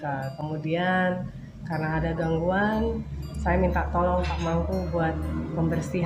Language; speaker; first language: Indonesian; native; Indonesian